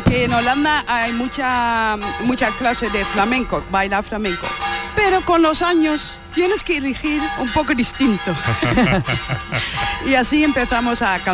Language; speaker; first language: Spanish; non-native, fluent; Dutch